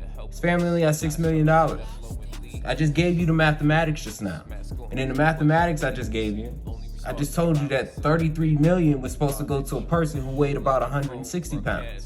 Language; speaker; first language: English; native; English